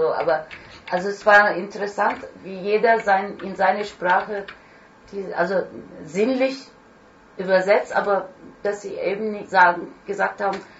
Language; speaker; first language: German; non-native, fluent; Turkish